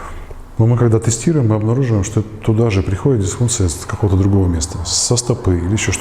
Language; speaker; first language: Russian; native; Russian